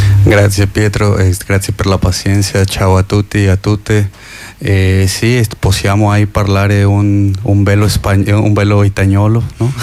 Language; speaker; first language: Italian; non-native, learner; Spanish